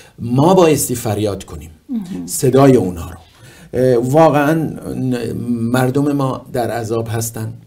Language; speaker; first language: Persian; native; Persian